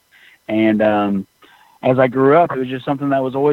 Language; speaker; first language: English; native; English